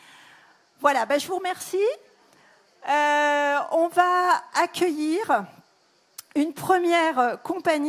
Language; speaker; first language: French; native; French